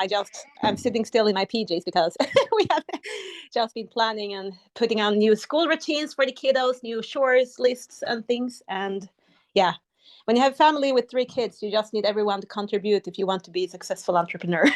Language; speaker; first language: English; non-native, fluent; Swedish